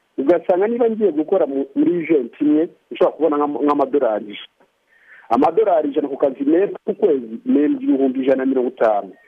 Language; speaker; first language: Kinyarwanda; native; Kinyarwanda